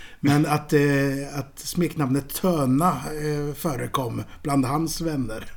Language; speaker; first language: Swedish; native; Swedish